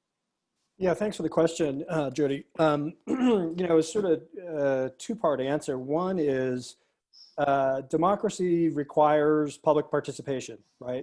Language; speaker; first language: English; native; English